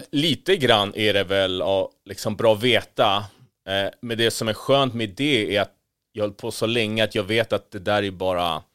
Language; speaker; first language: Swedish; early bilingual, other home language; Spanish